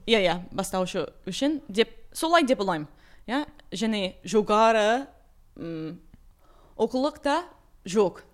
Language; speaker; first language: Kazakh; non-native, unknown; English